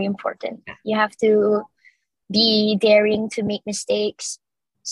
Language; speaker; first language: English; non-native, local second language; Chinese